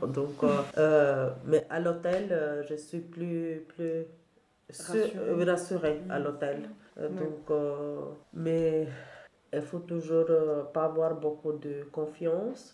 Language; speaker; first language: French; non-native, learner; Albanian